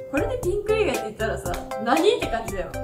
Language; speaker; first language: Japanese; native; Japanese